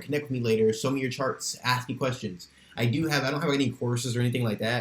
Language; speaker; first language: English; native; English